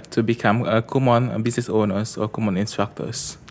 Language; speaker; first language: English; early bilingual, other home language; Indonesian